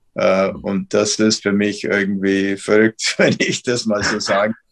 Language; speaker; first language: German; native; German